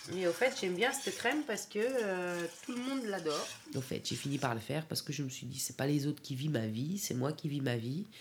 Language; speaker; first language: French; non-native, fluent; Persian